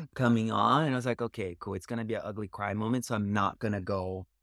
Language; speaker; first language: English; early bilingual, other home language; Portuguese